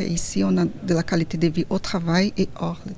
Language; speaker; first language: French; non-native, fluent; Portuguese